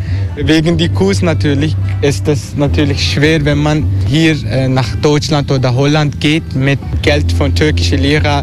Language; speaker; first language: German; non-native, learner; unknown